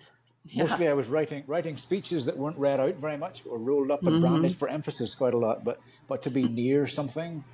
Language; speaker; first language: English; native; English